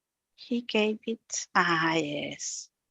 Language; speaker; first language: English; non-native, learner; Spanish